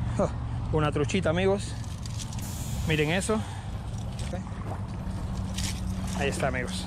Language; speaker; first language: Spanish; native; Spanish